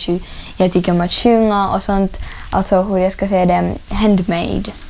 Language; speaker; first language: Swedish; non-native, fluent; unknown